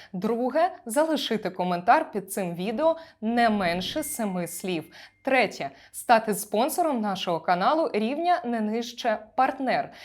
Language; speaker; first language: Ukrainian; native; Ukrainian